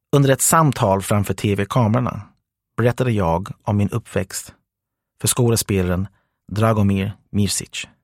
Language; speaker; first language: Swedish; non-native, fluent; English